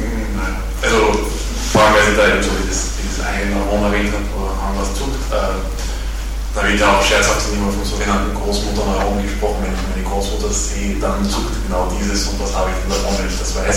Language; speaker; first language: German; native; German